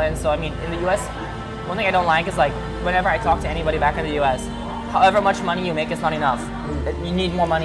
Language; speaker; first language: English; early bilingual, other home language; Vietnamese